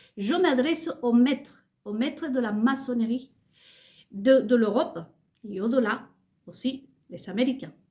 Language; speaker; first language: French; non-native, fluent; Spanish